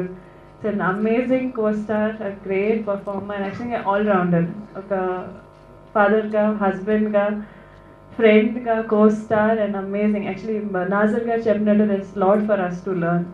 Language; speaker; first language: Telugu; non-native, fluent; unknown